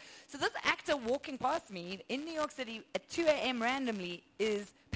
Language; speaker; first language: English; native; English